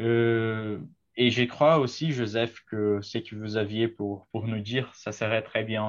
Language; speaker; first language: French; non-native, fluent; Portuguese